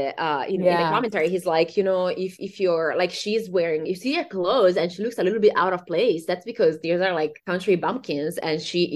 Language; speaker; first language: English; non-native, fluent; Italian